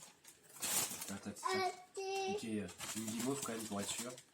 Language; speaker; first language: French; native; French